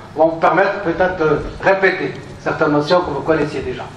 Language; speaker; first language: French; non-native, local second language; Arabic